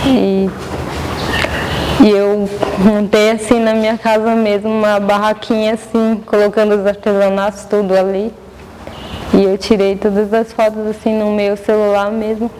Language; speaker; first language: Portuguese; non-native, local second language; Guarani